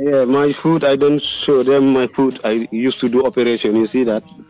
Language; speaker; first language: English; non-native, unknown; Wolof